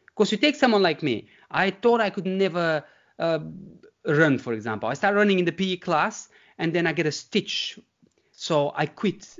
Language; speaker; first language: English; non-native, fluent; Bulgarian